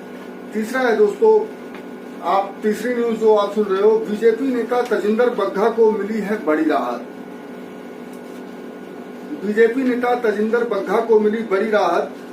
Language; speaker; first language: Hindi; native; Hindi